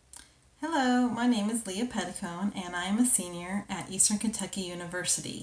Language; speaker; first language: English; native; English